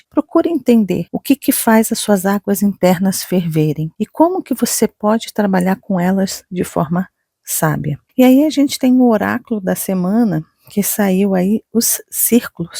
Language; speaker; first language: Portuguese; native; Portuguese